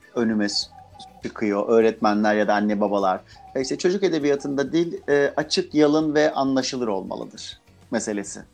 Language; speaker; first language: Turkish; native; Turkish